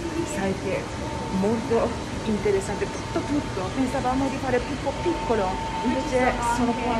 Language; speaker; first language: Italian; non-native, learner; Japanese